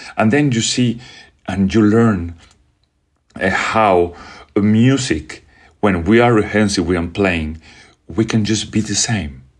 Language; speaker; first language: English; non-native, fluent; Spanish